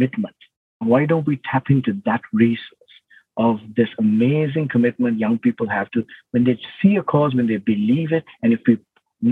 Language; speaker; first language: English; non-native, local second language; Sinhala